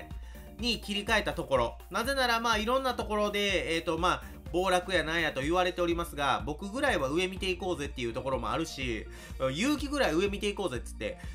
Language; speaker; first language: Japanese; native; Japanese